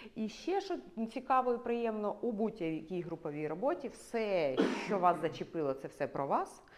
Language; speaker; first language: Ukrainian; non-native, local second language; Russian